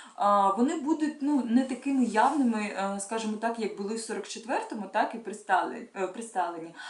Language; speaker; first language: Ukrainian; non-native, local second language; Russian